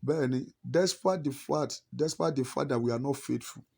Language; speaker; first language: English; non-native, local second language; Yoruba